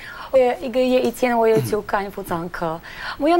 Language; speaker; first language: Chinese; non-native, learner; Russian